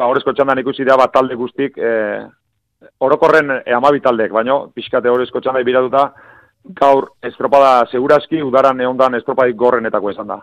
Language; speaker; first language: Basque; native; Basque